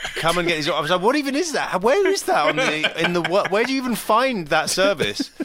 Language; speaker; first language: English; native; English